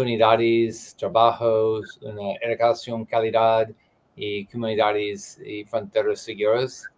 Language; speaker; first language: Spanish; non-native, learner; English